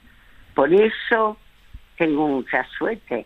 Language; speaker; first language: Spanish; early bilingual, other home language; French